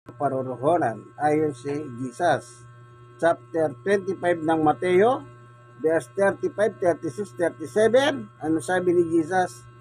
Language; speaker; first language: Filipino; non-native, local second language; Pampanga